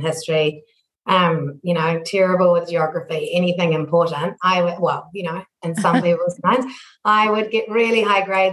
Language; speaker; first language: English; native; English